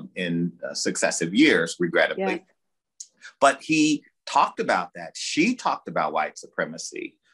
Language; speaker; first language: English; native; English